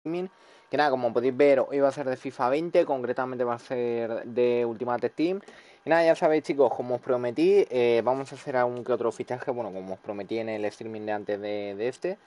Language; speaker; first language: Spanish; native; Spanish